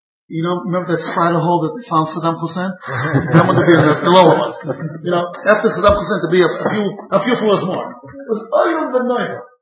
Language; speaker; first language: English; native; English